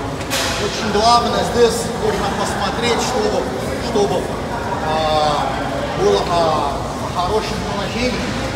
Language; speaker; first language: Russian; non-native, learner; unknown